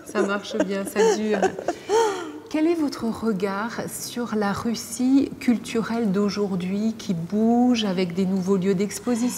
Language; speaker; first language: French; native; French